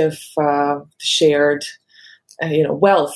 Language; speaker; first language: English; non-native, fluent; Russian